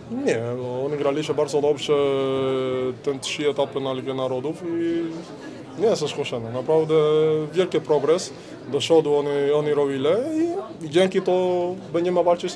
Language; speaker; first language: Polish; non-native, learner; Spanish